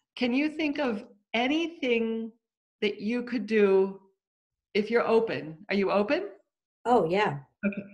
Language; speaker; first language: English; native; English